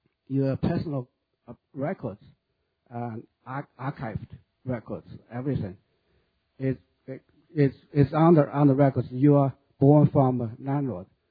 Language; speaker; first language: English; non-native, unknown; Chinese